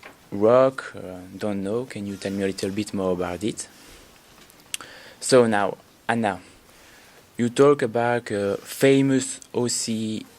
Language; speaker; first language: English; non-native, learner; French